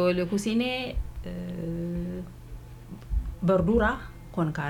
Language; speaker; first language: Spanish; non-native, learner; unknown